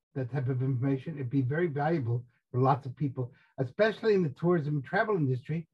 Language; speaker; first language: English; native; English